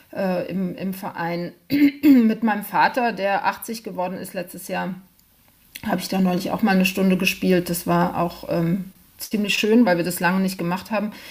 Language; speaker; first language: German; native; German